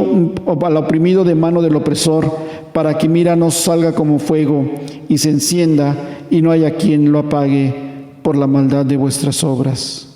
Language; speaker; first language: Spanish; native; Spanish